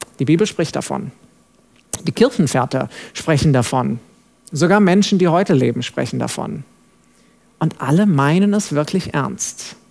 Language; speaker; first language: German; non-native, fluent; English